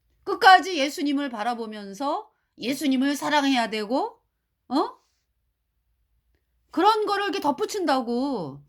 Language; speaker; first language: Korean; native; Korean